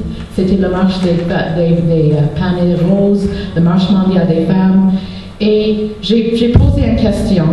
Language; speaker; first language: French; non-native, local second language; English